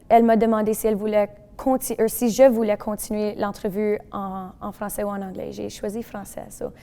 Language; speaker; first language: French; non-native, local second language; English